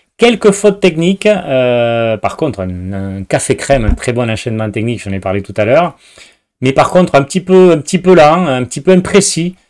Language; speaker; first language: French; native; French